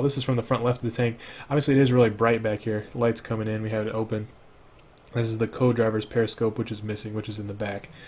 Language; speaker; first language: English; native; English